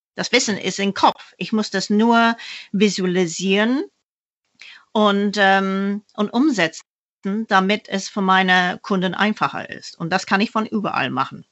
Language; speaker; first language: German; non-native, fluent; English